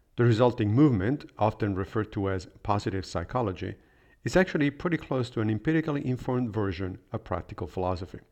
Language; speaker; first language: English; non-native, fluent; Italian